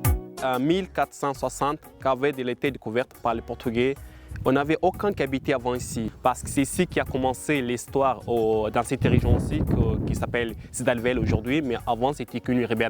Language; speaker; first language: French; non-native, learner; Kabuverdianu